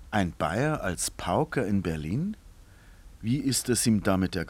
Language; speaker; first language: German; native; German